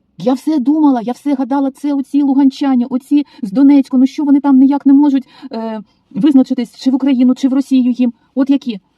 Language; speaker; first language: Ukrainian; non-native, local second language; Russian